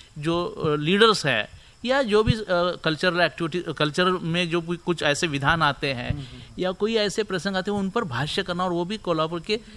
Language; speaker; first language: Hindi; non-native, local second language; Marathi